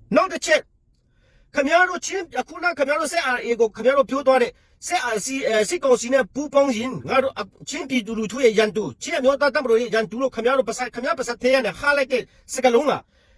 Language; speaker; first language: Burmese; non-native, local second language; Hakha Chin